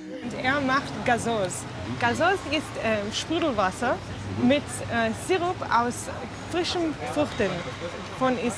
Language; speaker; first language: German; non-native, learner; Hebrew